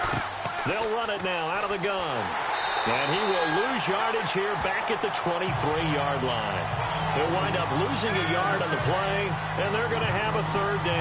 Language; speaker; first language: English; native; English